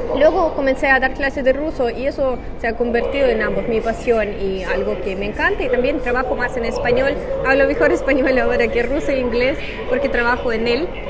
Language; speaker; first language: Spanish; non-native, fluent; Russian